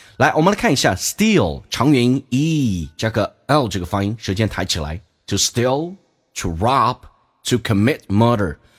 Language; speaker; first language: Chinese; native; Chinese